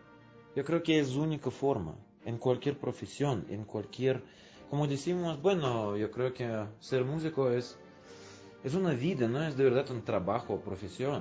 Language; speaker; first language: Spanish; non-native, fluent; Russian